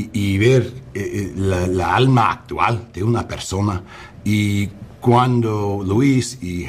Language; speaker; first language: Spanish; early bilingual, heritage; English